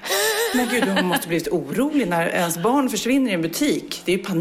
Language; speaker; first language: Swedish; native; Swedish